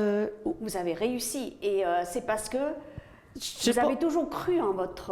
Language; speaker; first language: French; native; French